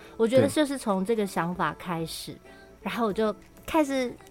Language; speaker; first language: Chinese; native; Chinese